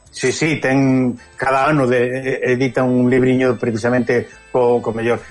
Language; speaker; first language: Galician; native; Galician